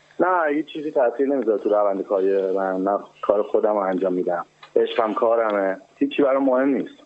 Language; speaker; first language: Persian; native; Persian